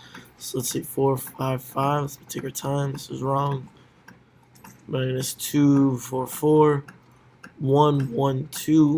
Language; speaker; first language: English; native; English